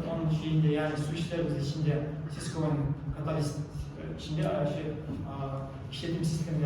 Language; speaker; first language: Turkish; non-native, learner; Kazakh